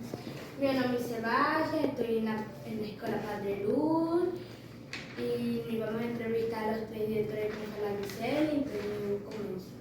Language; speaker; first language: Portuguese; non-native, learner; Spanish